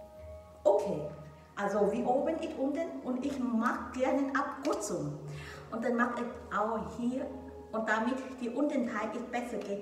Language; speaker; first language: German; non-native, learner; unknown